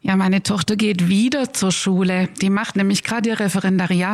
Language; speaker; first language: German; native; German